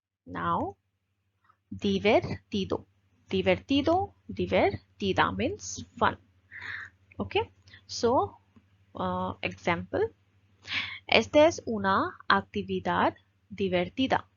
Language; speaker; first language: Spanish; non-native, learner; Hindi